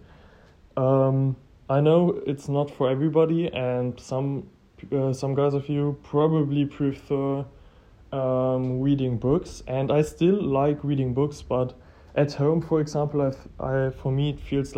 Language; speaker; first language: English; non-native, fluent; German